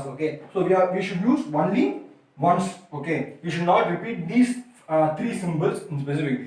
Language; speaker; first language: English; non-native, local second language; Tamil